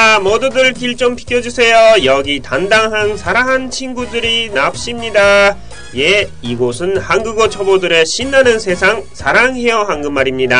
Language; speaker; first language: Korean; non-native, fluent; Japanese